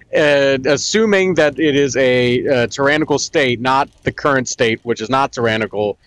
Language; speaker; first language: English; native; English